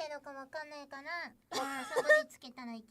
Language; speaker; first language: Japanese; native; Japanese